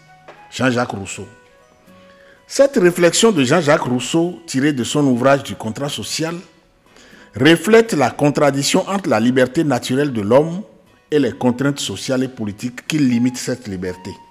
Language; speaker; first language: French; non-native, local second language; Ewe